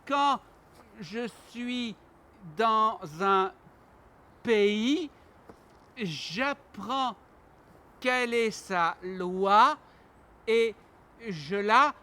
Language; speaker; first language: French; non-native, learner; Armenian